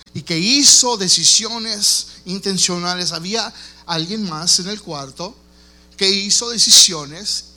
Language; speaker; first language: Spanish; early bilingual, heritage; Spanish